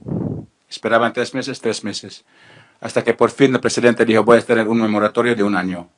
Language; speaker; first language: Spanish; non-native, learner; Filipino